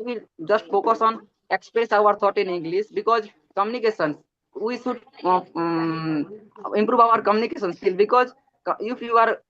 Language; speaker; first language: English; non-native, learner; Odia